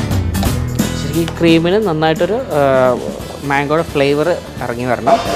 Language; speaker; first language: Malayalam; native; Malayalam